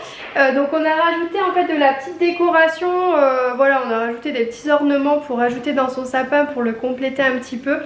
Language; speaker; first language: French; native; French